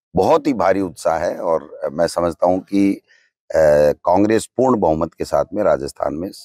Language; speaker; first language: Hindi; native; Hindi